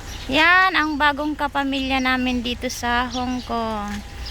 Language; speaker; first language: Filipino; native; Filipino